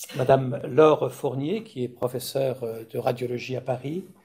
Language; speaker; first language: French; native; French